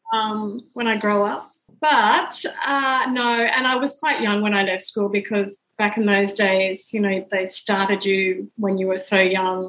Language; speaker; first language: English; native; English